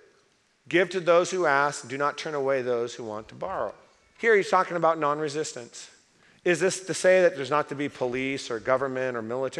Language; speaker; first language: English; native; English